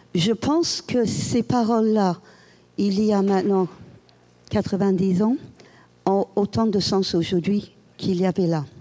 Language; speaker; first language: French; non-native, fluent; English